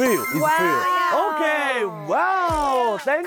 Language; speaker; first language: English; non-native, learner; Chinese